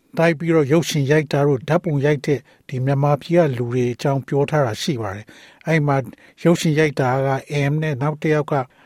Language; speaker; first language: Burmese; native; Burmese